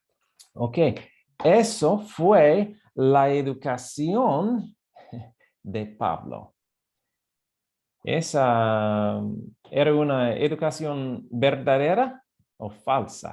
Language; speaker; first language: Spanish; non-native, fluent; English